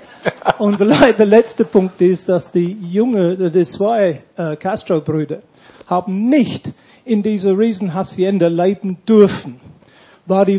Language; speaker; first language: German; non-native, fluent; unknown